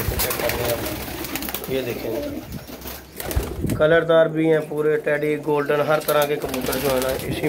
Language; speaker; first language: Hindi; non-native, local second language; Punjabi